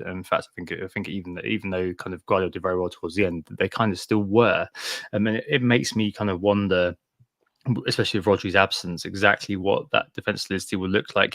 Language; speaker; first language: English; native; English